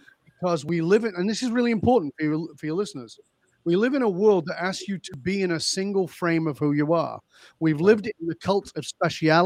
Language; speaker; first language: English; native; English